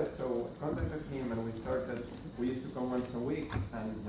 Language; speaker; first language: English; non-native, fluent; Spanish